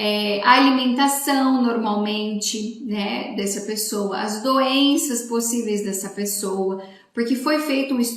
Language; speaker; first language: Portuguese; native; Portuguese